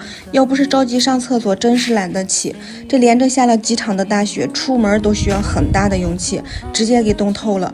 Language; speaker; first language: Chinese; native; Chinese